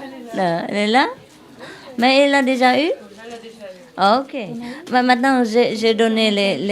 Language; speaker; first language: French; non-native, learner; Vietnamese